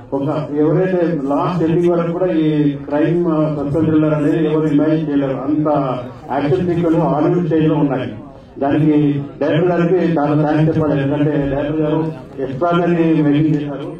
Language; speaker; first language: Telugu; native; Telugu